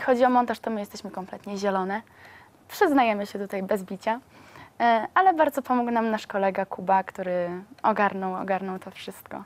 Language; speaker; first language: Polish; native; Polish